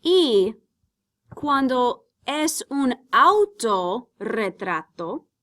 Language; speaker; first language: Spanish; non-native, fluent; English